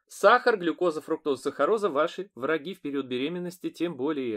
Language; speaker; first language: Russian; native; Russian